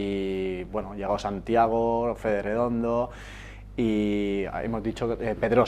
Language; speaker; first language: Spanish; native; Spanish